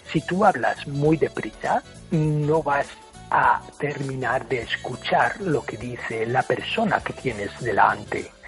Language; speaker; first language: Spanish; non-native, fluent; English